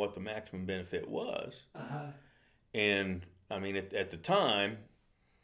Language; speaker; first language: English; native; English